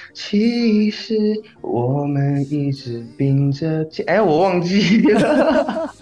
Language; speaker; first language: Chinese; native; Chinese